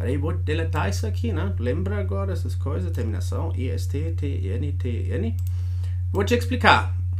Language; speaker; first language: Portuguese; non-native, fluent; German